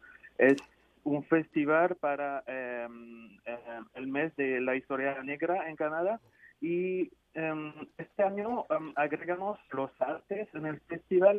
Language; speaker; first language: Spanish; non-native, fluent; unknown